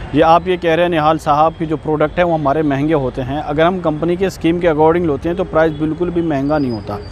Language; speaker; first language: Hindi; native; Hindi